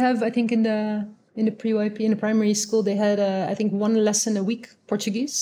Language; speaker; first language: English; non-native, fluent; Dutch